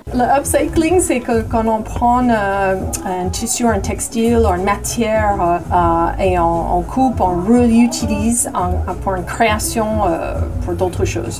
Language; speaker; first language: French; non-native, fluent; English